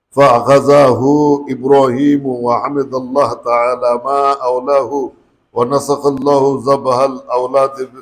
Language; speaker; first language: Arabic; non-native, fluent; Bangla